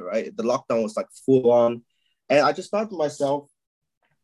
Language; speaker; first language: English; non-native, local second language; Chinese